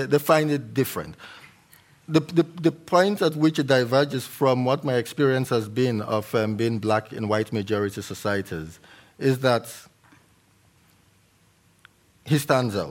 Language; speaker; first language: English; native; English